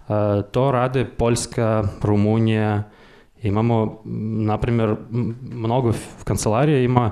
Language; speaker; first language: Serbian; non-native, fluent; Russian